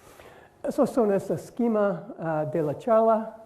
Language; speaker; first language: Spanish; non-native, learner; English